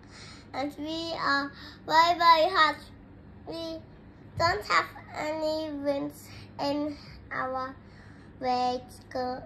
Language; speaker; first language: English; non-native, learner; Vietnamese